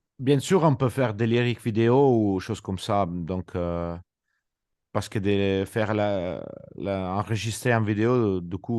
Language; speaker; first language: French; non-native, fluent; Italian